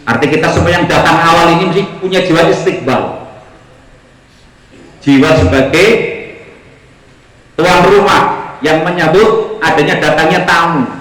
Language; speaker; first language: Indonesian; non-native, local second language; Javanese